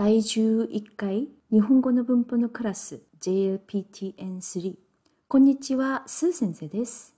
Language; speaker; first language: Japanese; non-native, fluent; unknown